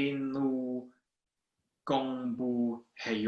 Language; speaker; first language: Korean; non-native, learner; English